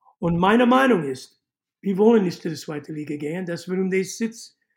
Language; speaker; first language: German; non-native, learner; English